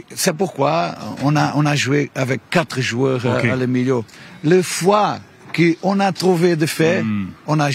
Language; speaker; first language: French; non-native, learner; Portuguese